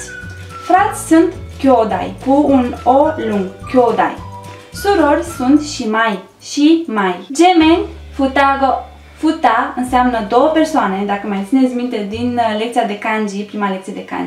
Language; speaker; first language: Romanian; native; Romanian